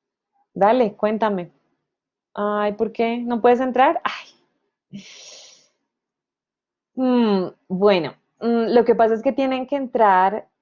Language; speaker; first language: Spanish; native; Spanish